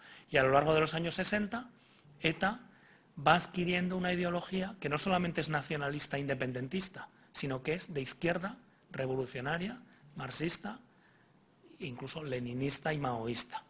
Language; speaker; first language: Spanish; native; Spanish